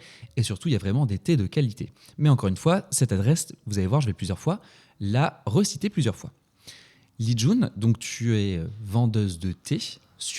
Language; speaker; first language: French; native; French